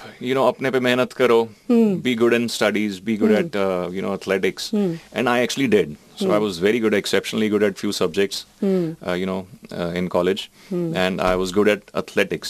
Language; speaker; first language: English; non-native, local second language; Punjabi